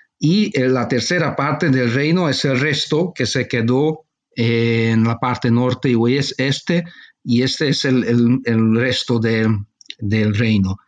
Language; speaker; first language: Spanish; non-native, fluent; Hungarian